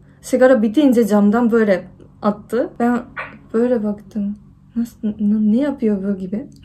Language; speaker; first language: Turkish; non-native, fluent; Japanese